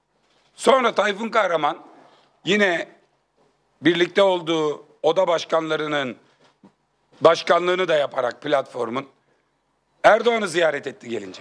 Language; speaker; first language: Turkish; native; Turkish